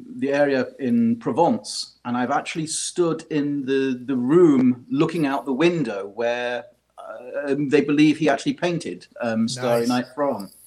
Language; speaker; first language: English; native; English